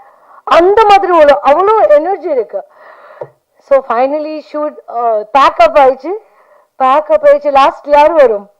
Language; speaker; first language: Tamil; non-native, learner; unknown